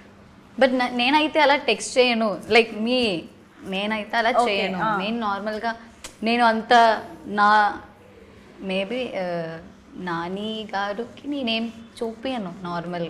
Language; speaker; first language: Telugu; non-native, learner; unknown